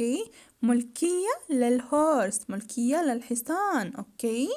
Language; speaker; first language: Arabic; native; Arabic